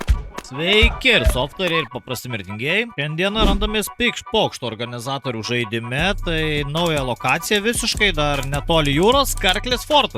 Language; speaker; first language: Lithuanian; native; Lithuanian